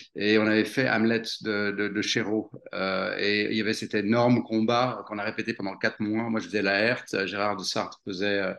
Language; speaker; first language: French; native; French